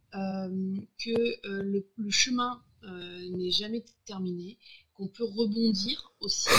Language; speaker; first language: French; native; French